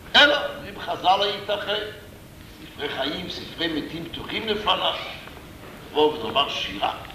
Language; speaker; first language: Hebrew; non-native, fluent; English